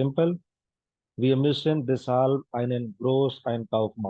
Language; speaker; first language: German; non-native, fluent; Hindi